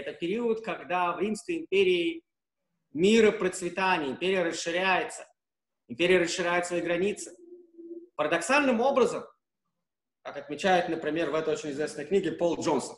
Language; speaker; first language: Russian; native; Russian